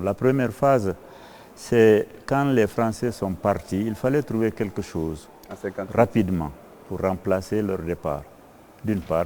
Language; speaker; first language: French; non-native, local second language; Fula